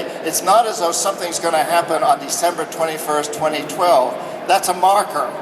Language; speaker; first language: English; native; English